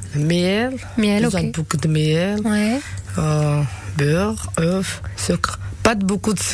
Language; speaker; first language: French; non-native, learner; Georgian